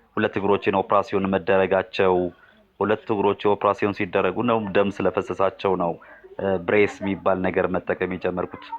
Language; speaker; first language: Amharic; non-native, local second language; Tigrinya